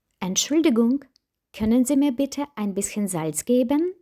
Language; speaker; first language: German; non-native, fluent; Ukrainian